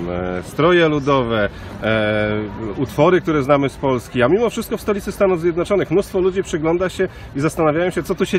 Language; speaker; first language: Polish; native; Polish